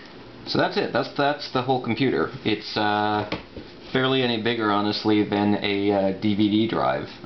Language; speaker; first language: English; native; English